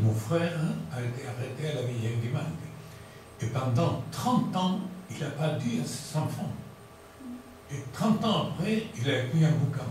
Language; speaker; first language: French; non-native, fluent; Spanish